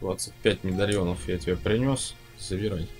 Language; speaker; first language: Russian; native; Russian